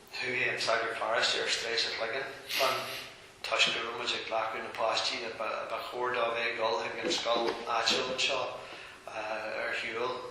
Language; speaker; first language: Irish; non-native, local second language; English